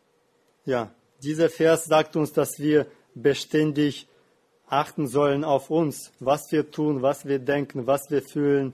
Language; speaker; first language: German; non-native, fluent; Russian